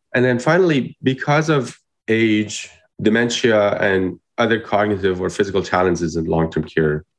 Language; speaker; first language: English; non-native, fluent; Persian